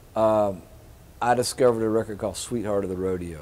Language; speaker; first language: English; native; English